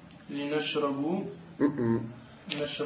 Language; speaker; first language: Arabic; non-native, learner; French